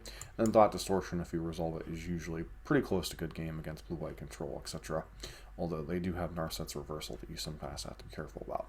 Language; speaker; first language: English; native; English